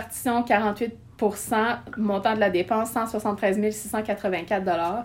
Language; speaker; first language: French; native; French